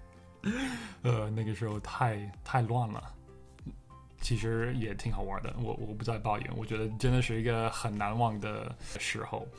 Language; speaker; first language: Chinese; non-native, fluent; English